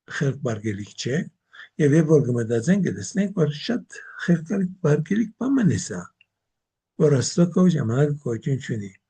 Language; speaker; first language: Armenian; early bilingual, heritage; Armenian